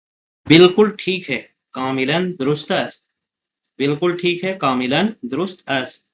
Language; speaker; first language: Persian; non-native, fluent; Urdu